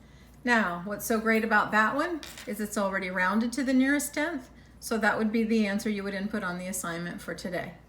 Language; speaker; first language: English; native; English